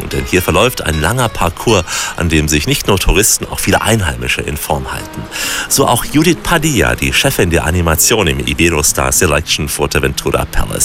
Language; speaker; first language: German; native; German